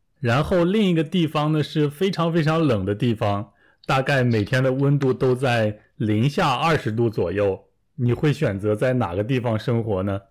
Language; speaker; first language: Chinese; native; Chinese